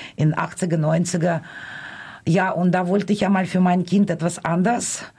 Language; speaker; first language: German; non-native, fluent; Russian